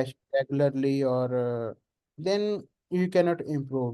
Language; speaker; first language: English; non-native, learner; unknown